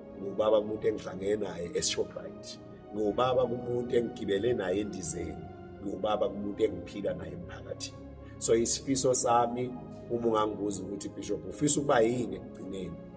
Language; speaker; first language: Zulu; native; Zulu